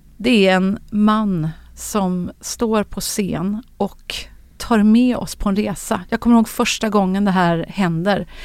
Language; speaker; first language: Swedish; native; Swedish